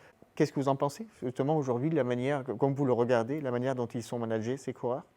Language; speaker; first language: French; native; French